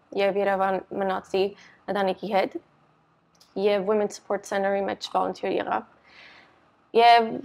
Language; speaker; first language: Armenian; early bilingual, heritage; Armenian